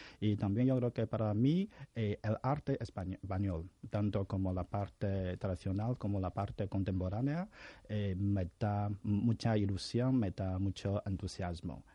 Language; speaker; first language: Spanish; non-native, fluent; Chinese